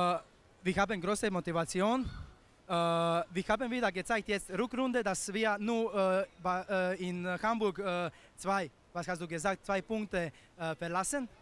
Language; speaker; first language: German; non-native, fluent; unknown